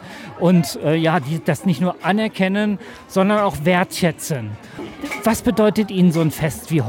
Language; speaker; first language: German; native; German